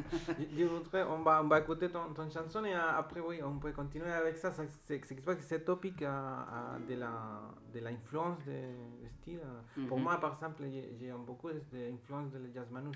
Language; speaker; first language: French; non-native, learner; Spanish